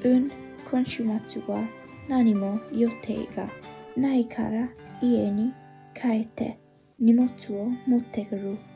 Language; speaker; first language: Japanese; non-native, learner; English